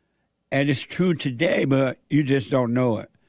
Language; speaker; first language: English; native; English